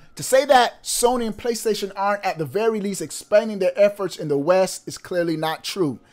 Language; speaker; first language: English; native; English